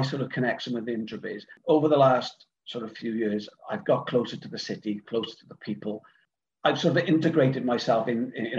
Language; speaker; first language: English; native; English